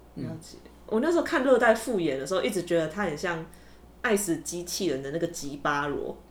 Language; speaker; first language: Chinese; native; Chinese